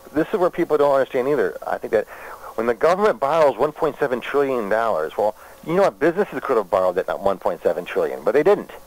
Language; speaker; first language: English; native; English